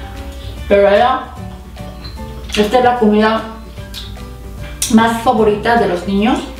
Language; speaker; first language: Spanish; non-native, fluent; Korean